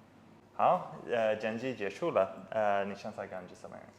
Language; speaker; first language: Chinese; non-native, learner; English